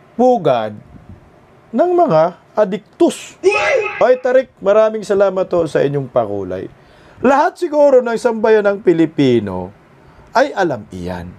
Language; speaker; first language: Filipino; non-native, local second language; Cebuano